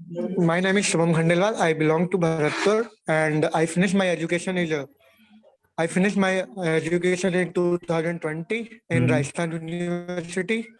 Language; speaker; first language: English; non-native, learner; Hindi